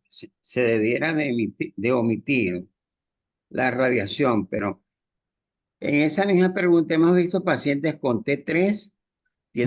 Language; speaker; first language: Spanish; native; Spanish